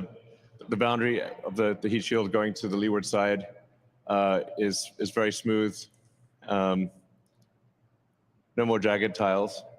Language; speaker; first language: English; native; English